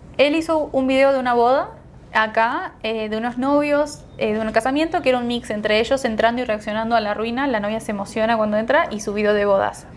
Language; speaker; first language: Spanish; native; Spanish